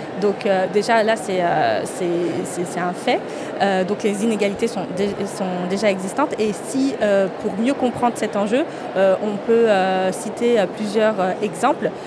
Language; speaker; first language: French; native; French